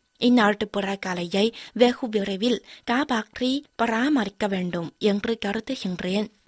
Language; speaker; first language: Tamil; non-native, fluent; Chinese